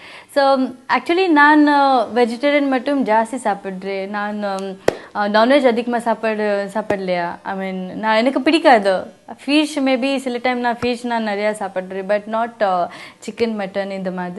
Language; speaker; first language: Tamil; non-native, learner; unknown